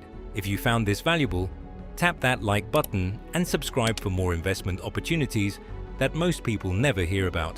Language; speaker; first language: English; native; English